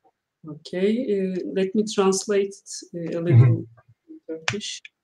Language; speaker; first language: English; non-native, learner; Turkish